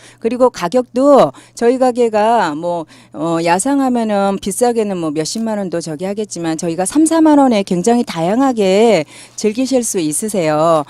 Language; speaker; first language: Korean; native; Korean